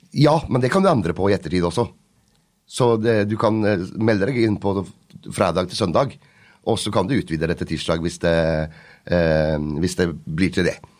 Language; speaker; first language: Norwegian; native; Norwegian